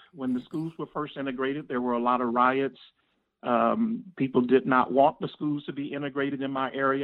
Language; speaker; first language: English; native; English